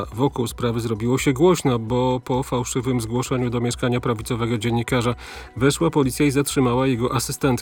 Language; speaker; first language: Polish; native; Polish